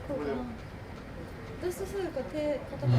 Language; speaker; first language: Japanese; native; Japanese